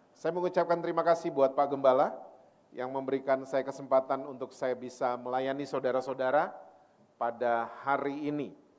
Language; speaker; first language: Indonesian; native; Indonesian